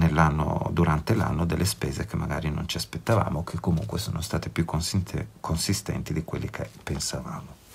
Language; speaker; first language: Italian; native; Italian